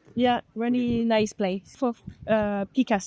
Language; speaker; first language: English; non-native, learner; French